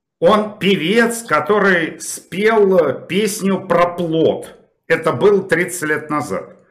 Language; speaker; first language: Russian; native; Russian